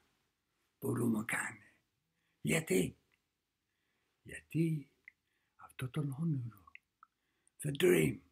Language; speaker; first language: Greek; non-native, learner; English